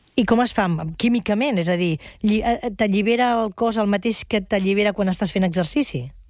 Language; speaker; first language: Catalan; native; Catalan